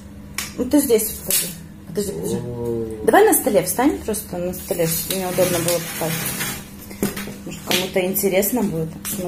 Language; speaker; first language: Russian; native; Russian